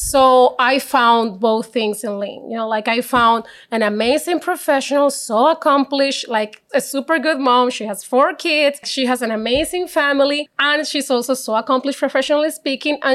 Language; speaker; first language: English; non-native, fluent; Spanish